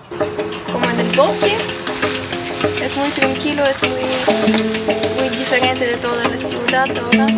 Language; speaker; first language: Spanish; non-native, learner; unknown